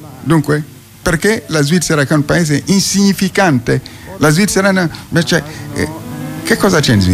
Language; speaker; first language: Italian; non-native, fluent; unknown